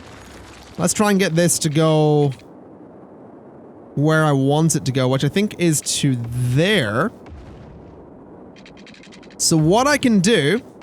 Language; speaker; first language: English; native; English